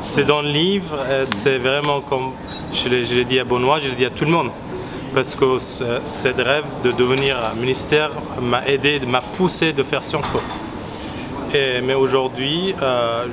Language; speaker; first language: French; non-native, fluent; Persian